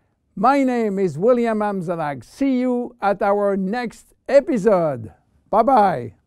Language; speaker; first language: English; non-native, fluent; French